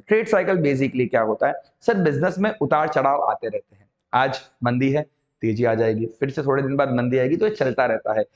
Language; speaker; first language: Hindi; native; Hindi